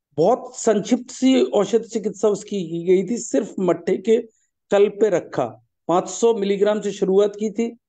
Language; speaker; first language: Hindi; native; Hindi